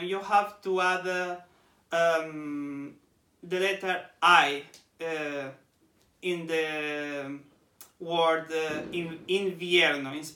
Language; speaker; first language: English; non-native, fluent; Portuguese